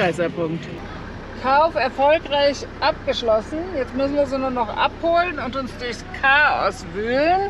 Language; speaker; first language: German; native; German